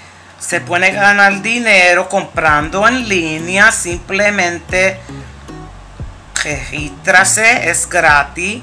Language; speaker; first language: Spanish; early bilingual, heritage; Spanish